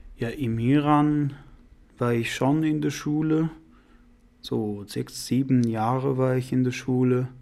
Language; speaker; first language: German; non-native, learner; Persian